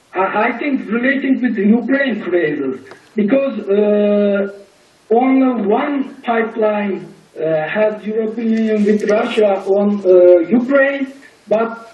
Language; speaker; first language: English; non-native, learner; Turkish